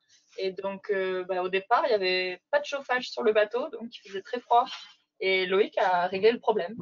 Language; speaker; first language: French; native; French